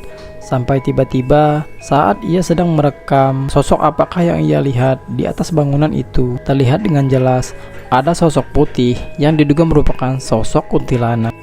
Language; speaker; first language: Indonesian; native; Indonesian